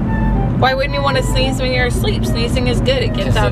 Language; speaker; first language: English; native; English